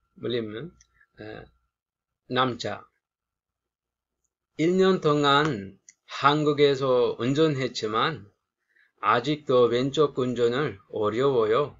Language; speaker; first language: Korean; non-native, fluent; Sinhala